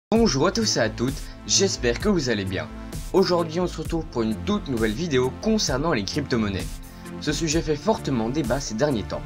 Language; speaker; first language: French; native; French